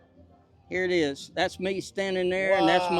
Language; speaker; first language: English; native; English